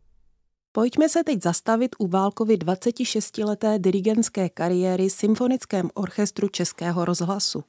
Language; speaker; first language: Czech; native; Czech